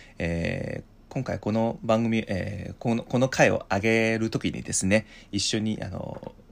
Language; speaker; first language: Japanese; non-native, fluent; Chinese